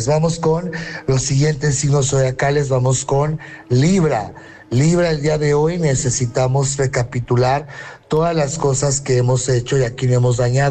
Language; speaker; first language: Spanish; native; Spanish